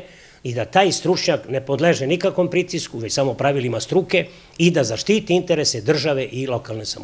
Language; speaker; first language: Serbian; native; Serbian